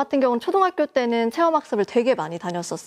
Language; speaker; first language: Korean; native; Korean